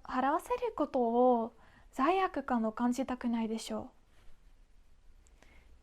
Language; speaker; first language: Japanese; non-native, fluent; Dutch